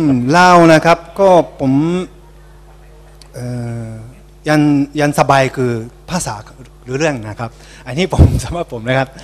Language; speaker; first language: Thai; non-native, fluent; Japanese